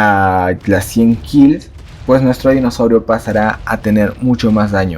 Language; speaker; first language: Spanish; native; Spanish